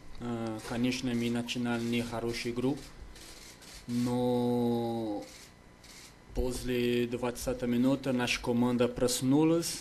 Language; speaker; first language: Russian; non-native, learner; Portuguese